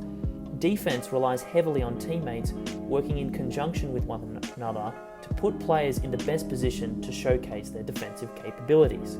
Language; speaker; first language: English; native; English